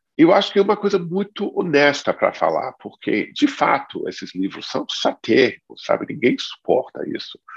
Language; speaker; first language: Portuguese; non-native, fluent; English